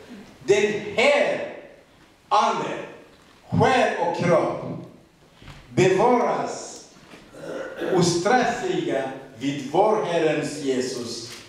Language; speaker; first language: Swedish; non-native, learner; Rundi